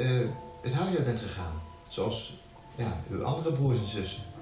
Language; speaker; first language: Dutch; native; Dutch